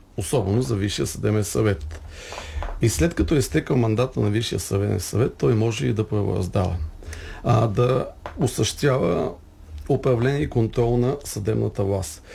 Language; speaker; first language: Bulgarian; native; Bulgarian